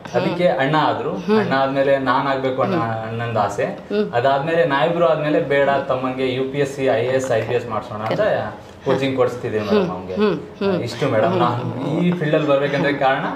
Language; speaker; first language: Kannada; non-native, local second language; Lambadi